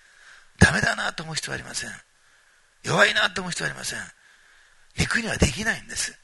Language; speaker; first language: Japanese; native; Japanese